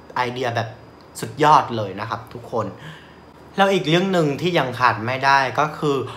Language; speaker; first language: Thai; non-native, fluent; Vietnamese